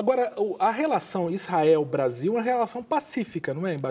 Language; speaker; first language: Portuguese; native; Portuguese